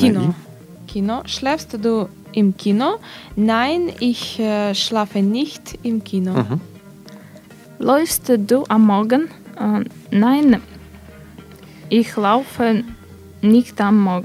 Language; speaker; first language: German; non-native, learner; Russian